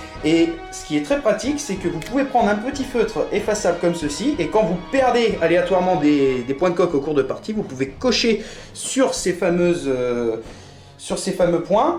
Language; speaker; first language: French; native; French